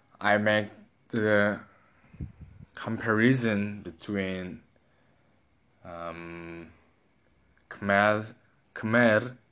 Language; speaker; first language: English; non-native, learner; Korean